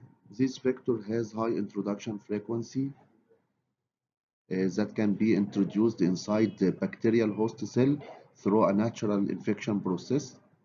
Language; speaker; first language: English; non-native, fluent; Arabic